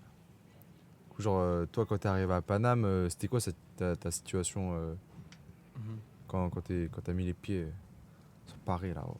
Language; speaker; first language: French; native; French